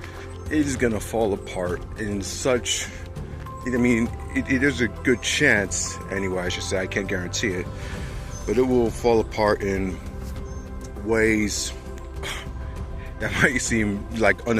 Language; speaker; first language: English; native; English